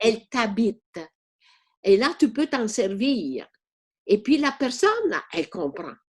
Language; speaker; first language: French; non-native, fluent; Italian